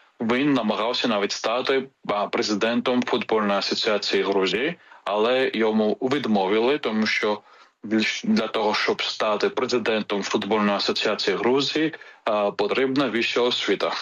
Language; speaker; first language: Ukrainian; non-native, fluent; Georgian